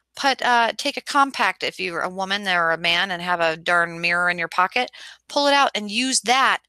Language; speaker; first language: English; native; English